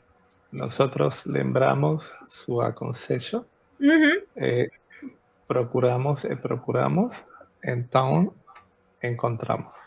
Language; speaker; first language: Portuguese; non-native, learner; Spanish